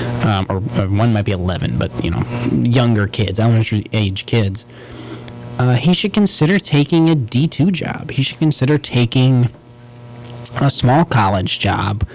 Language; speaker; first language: English; native; English